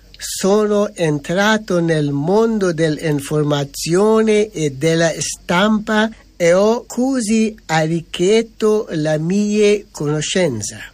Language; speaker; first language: Italian; non-native, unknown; Persian